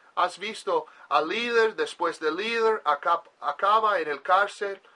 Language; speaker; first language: Spanish; non-native, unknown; English